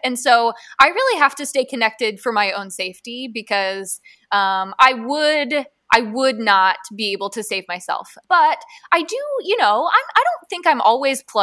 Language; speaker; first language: English; native; English